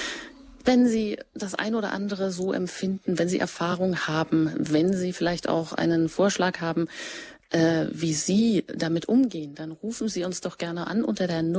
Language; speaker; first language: German; native; German